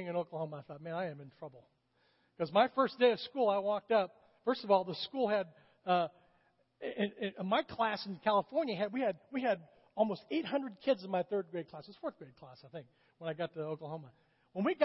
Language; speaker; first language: English; native; English